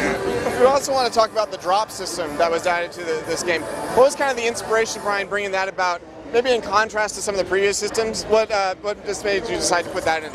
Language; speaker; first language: English; native; English